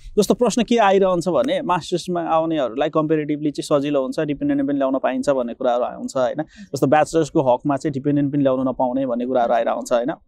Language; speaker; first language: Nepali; native; Nepali